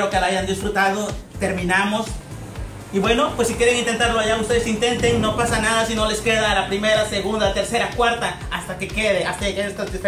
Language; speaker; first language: Spanish; native; Spanish